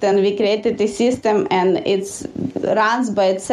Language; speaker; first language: English; non-native, fluent; Russian